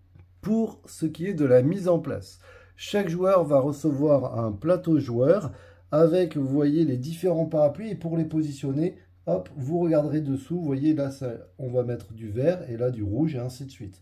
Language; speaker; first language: French; native; French